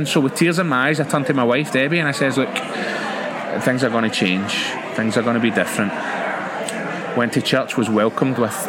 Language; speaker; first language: English; native; English